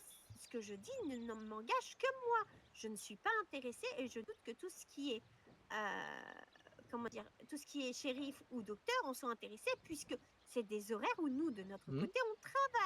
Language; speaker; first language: French; native; French